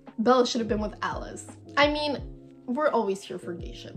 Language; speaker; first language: English; native; English